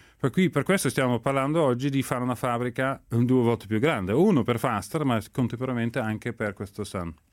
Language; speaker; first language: Italian; non-native, fluent; Dutch